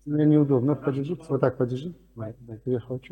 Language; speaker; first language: Russian; non-native, local second language; Uzbek